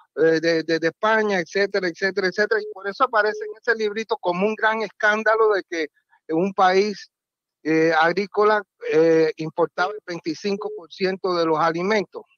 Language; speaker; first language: Spanish; native; Spanish